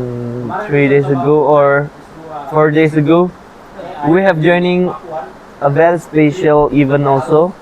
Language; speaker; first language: English; non-native, learner; Indonesian